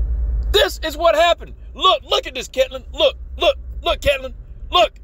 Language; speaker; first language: English; native; English